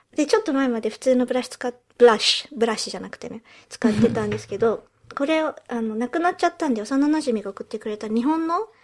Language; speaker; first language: Japanese; early bilingual, heritage; Japanese